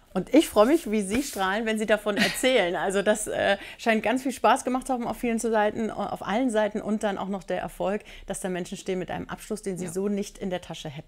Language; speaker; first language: German; native; German